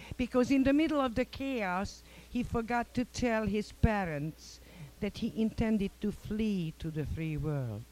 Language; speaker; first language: English; non-native, fluent; Hungarian